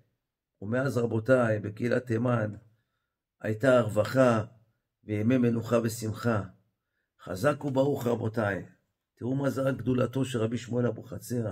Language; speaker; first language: Hebrew; native; Hebrew